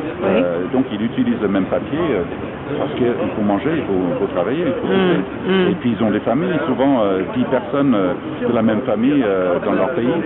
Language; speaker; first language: French; non-native, fluent; English